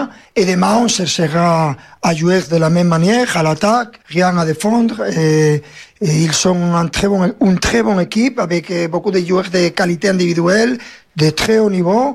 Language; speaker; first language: French; non-native, fluent; Spanish